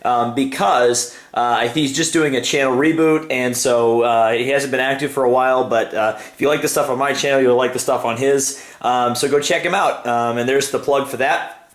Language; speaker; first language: English; native; English